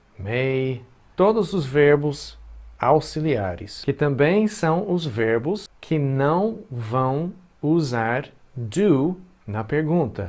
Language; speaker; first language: Portuguese; non-native, fluent; English